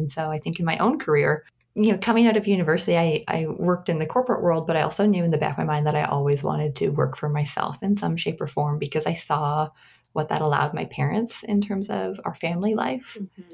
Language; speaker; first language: English; native; English